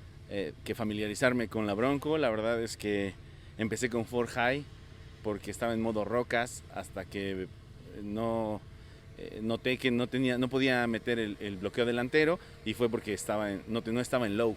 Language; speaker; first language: Spanish; native; Spanish